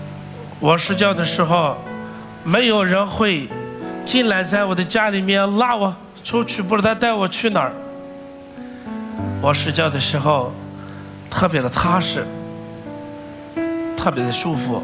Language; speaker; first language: Chinese; non-native, fluent; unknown